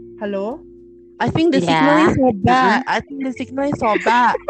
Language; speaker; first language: English; non-native, learner; Thai